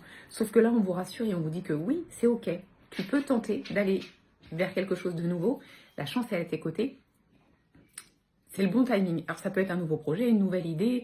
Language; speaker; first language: French; native; French